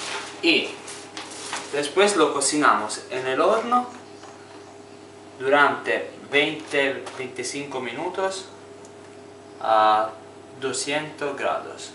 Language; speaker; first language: Spanish; non-native, fluent; Italian